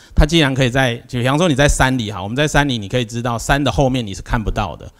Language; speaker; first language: Chinese; native; Chinese